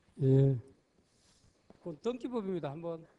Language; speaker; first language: Korean; native; Korean